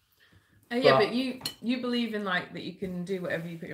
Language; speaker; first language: English; native; English